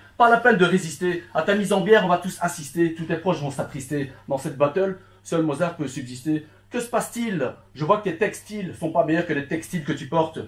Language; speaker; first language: French; early bilingual, other home language; Turkish